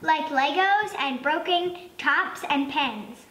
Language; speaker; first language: English; native; English